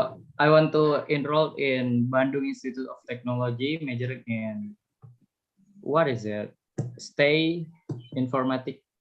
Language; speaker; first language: English; non-native, fluent; Indonesian